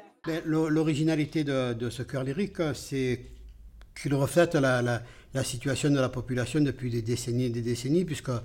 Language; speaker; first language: French; native; French